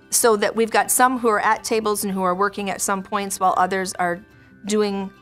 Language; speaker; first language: English; native; English